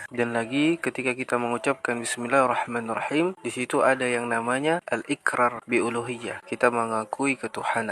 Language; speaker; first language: Malay; native; Malay